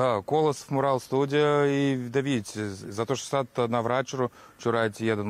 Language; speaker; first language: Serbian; non-native, fluent; Russian